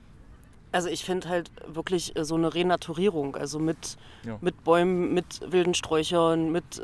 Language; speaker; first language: German; native; German